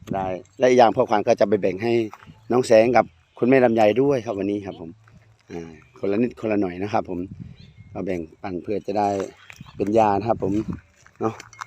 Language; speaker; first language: Thai; non-native, local second language; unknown